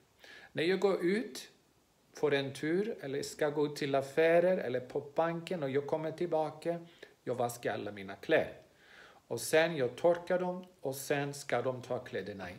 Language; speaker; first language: Swedish; non-native, fluent; Greek